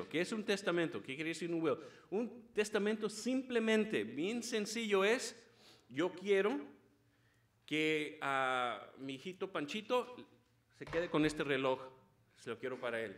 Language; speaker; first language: Spanish; early bilingual, heritage; Spanish